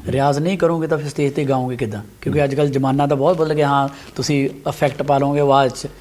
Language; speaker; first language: Punjabi; native; Punjabi